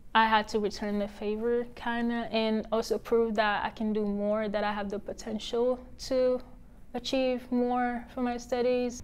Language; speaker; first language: English; non-native, fluent; Wolof